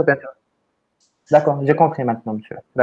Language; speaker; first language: French; non-native, fluent; Romanian